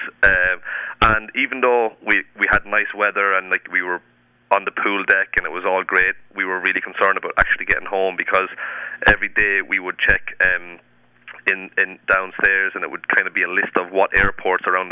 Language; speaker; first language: English; native; English